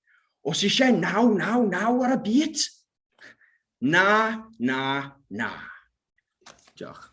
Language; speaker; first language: Welsh; native; Welsh